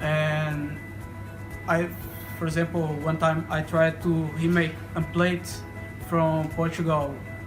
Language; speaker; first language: English; non-native, learner; Portuguese